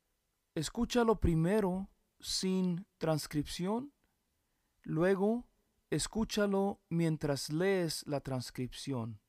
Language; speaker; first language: Spanish; early bilingual, heritage; Spanish